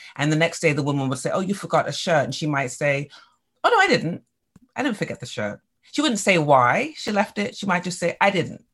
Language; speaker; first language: English; native; English